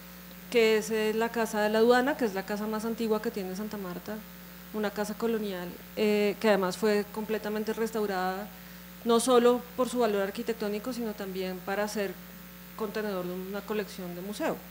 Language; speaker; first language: Spanish; native; Spanish